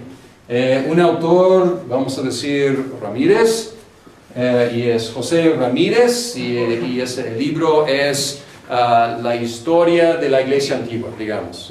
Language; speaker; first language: Spanish; non-native, fluent; English